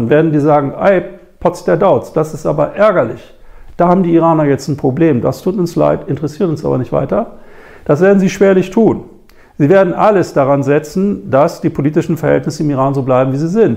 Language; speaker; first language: German; native; German